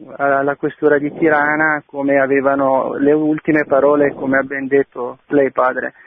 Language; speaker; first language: Italian; non-native, fluent; Albanian